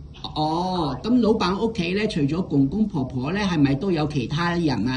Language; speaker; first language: Cantonese; native; Cantonese